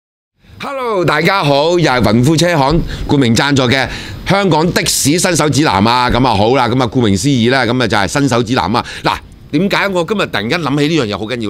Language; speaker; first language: Cantonese; native; Cantonese